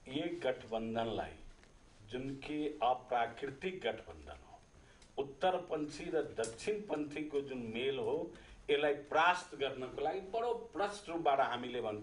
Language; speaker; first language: Nepali; non-native, local second language; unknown